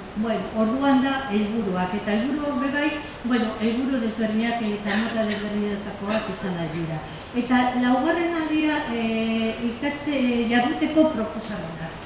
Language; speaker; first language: Basque; native; Basque